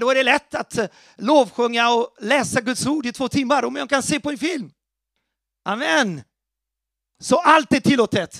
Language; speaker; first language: Swedish; non-native, fluent; Portuguese